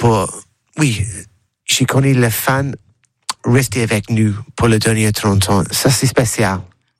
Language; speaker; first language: French; non-native, learner; English